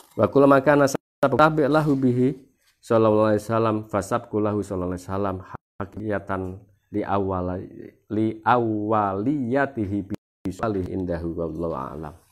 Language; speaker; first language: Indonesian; non-native, local second language; Javanese